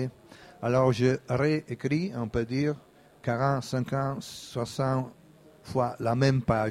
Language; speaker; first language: French; non-native, fluent; Italian